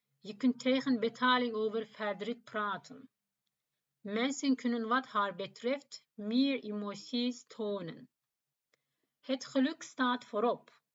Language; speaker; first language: Dutch; non-native, learner; Turkish